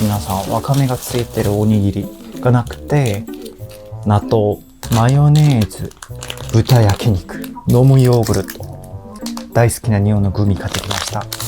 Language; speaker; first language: Japanese; non-native, fluent; Korean